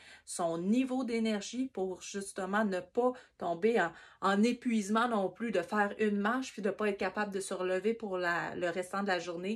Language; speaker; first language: French; native; French